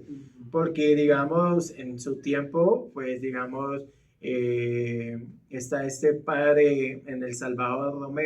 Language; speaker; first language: Spanish; native; Spanish